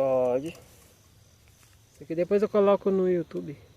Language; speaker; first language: Portuguese; native; Portuguese